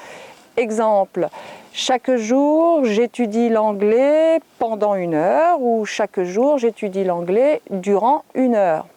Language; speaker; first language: French; native; French